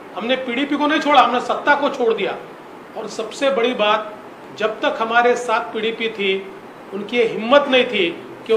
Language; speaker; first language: Hindi; non-native, local second language; Marathi